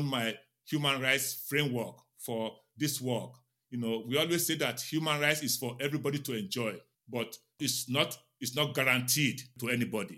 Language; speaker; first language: English; non-native, local second language; Yoruba